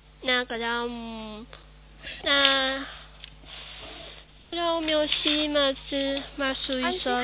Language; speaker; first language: Korean; non-native, learner; Chinese